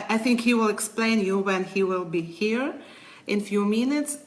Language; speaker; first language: English; non-native, learner; Ukrainian